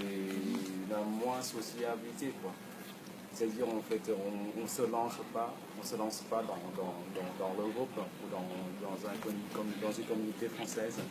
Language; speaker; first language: French; non-native, fluent; Vietnamese